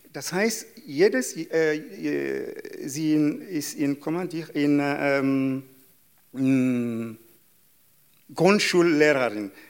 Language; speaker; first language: German; non-native, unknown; Yoruba